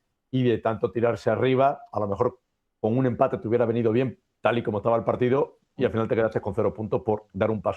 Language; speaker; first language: Spanish; native; Spanish